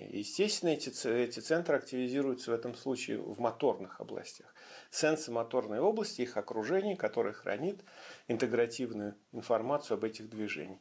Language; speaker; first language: Russian; native; Russian